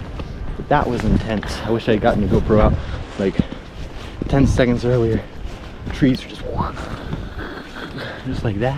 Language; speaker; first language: English; native; English